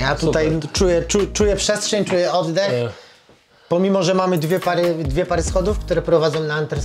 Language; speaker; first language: Polish; native; Polish